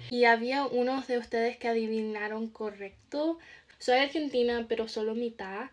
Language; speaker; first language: Spanish; early bilingual, heritage; Spanish